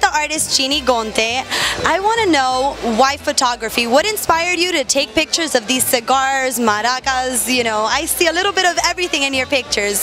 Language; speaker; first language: English; early bilingual, other home language; Spanish